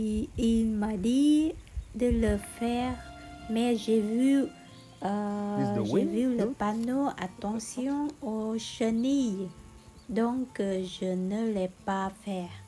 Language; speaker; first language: French; non-native, learner; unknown